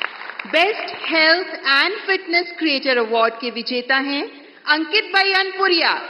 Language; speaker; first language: Hindi; native; Hindi